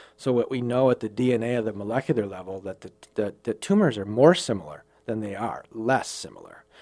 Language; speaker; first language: English; native; English